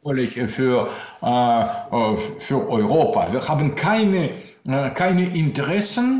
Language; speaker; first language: German; non-native, learner; Russian